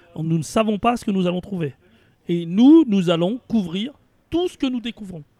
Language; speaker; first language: French; native; French